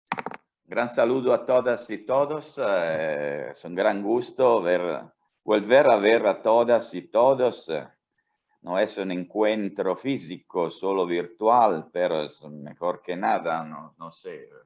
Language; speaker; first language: Spanish; non-native, fluent; Italian